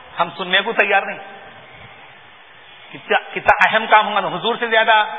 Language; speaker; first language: Urdu; native; Urdu